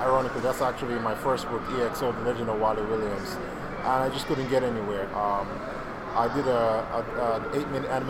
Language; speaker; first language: English; non-native, local second language; Yoruba